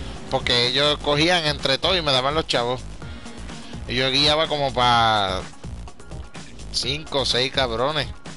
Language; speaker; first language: Spanish; early bilingual, heritage; Spanish